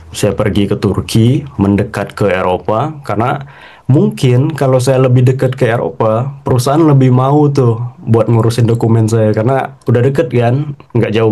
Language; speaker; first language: Indonesian; native; Indonesian